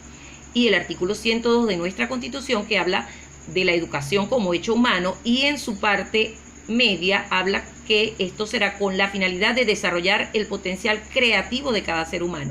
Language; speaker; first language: Spanish; native; Spanish